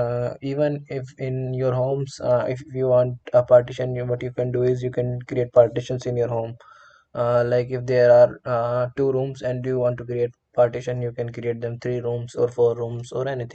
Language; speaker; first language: English; non-native, local second language; Hindi